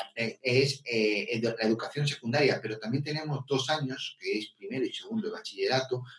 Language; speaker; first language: Spanish; native; Spanish